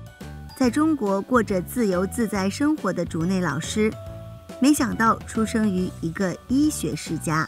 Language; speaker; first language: Chinese; native; Chinese